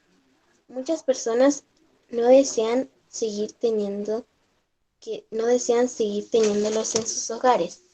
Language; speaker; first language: Spanish; native; Spanish